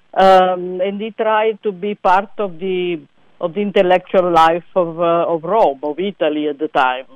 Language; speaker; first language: English; non-native, fluent; Italian